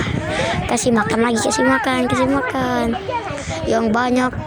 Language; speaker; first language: Indonesian; native; Indonesian